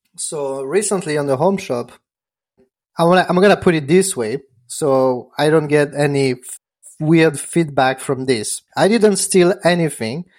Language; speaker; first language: English; non-native, fluent; French